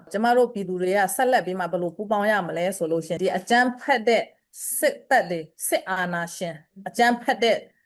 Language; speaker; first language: Burmese; non-native, local second language; Kikuyu